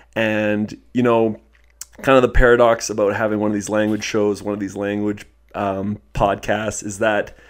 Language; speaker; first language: English; native; English